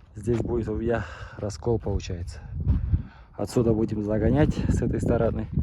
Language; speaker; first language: Russian; non-native, local second language; Kazakh